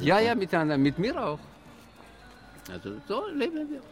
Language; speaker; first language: German; non-native, learner; Tajik